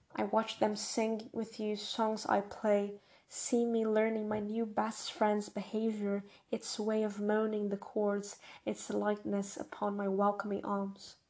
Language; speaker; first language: English; non-native, fluent; Portuguese